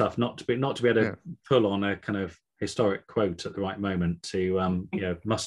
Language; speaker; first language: English; native; English